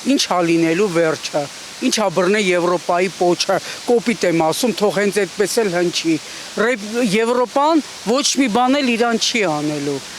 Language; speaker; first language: Armenian; native; Armenian